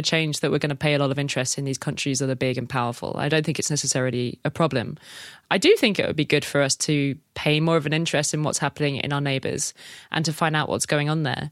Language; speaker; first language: English; native; English